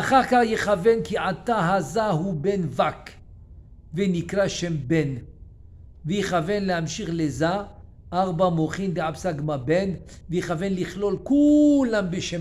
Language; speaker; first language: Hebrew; non-native, fluent; French